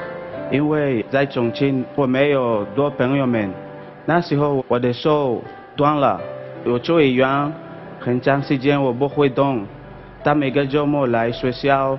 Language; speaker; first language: Chinese; non-native, learner; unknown